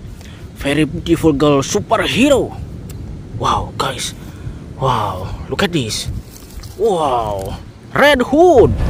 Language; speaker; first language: English; non-native, learner; Indonesian